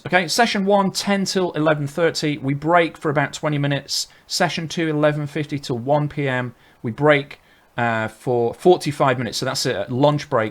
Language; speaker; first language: English; native; English